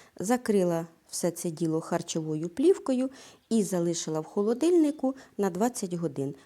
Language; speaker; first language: Ukrainian; native; Ukrainian